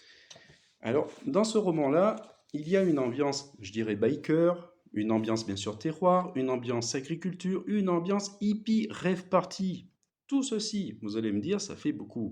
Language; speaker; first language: French; native; French